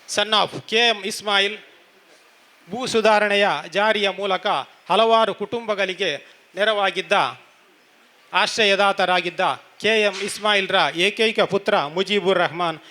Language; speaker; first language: Kannada; non-native, local second language; Badaga